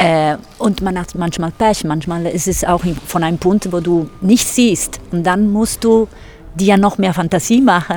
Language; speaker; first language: German; non-native, fluent; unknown